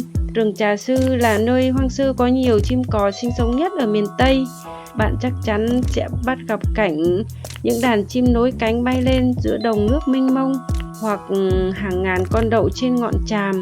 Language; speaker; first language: Vietnamese; native; Vietnamese